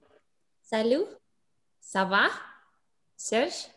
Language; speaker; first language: French; non-native, learner; English